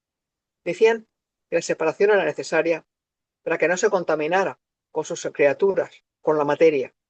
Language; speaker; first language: Spanish; native; Spanish